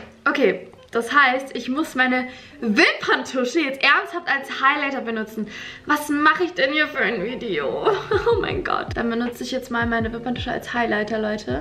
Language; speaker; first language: German; native; German